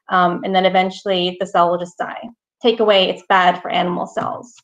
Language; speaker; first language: English; native; English